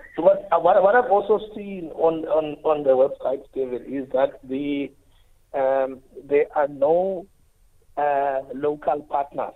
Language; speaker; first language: English; non-native, local second language; Xhosa